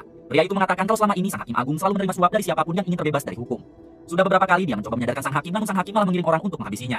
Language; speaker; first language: Indonesian; native; Indonesian